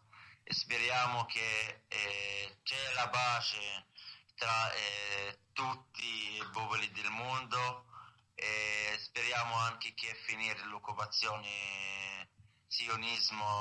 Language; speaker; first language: Italian; non-native, learner; Arabic